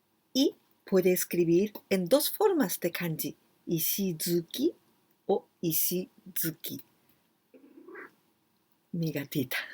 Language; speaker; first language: Spanish; non-native, fluent; Japanese